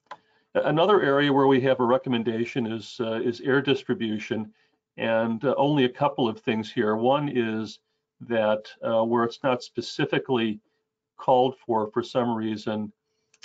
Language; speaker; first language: English; native; English